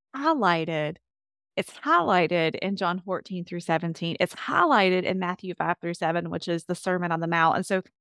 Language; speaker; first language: English; native; English